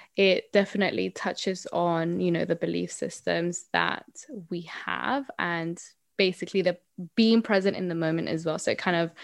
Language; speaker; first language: English; non-native, fluent; Spanish